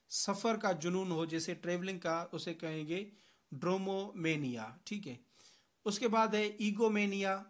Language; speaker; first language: Urdu; non-native, local second language; Sindhi